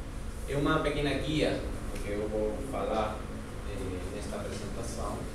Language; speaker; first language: Portuguese; non-native, fluent; Spanish